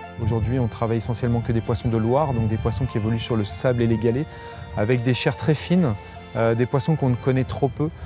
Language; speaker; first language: French; native; French